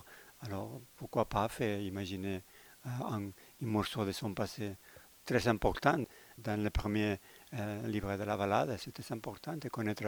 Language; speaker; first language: French; non-native, learner; Spanish